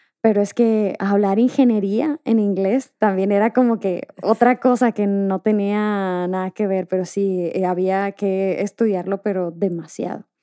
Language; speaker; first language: Spanish; native; Spanish